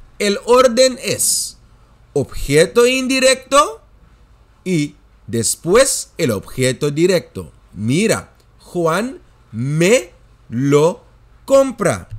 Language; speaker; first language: Spanish; non-native, fluent; Dutch